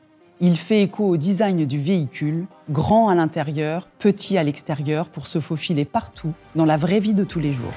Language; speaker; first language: French; native; French